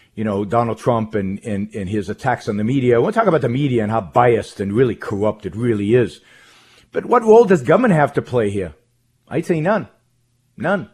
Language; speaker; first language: English; non-native, fluent; Hebrew